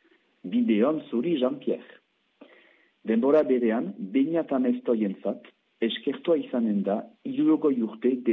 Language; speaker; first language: Basque; native; Basque